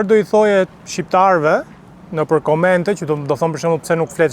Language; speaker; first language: Albanian; native; Albanian